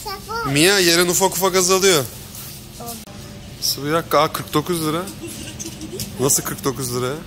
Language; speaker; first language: Turkish; native; Turkish